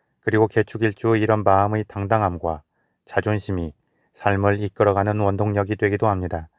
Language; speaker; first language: Korean; native; Korean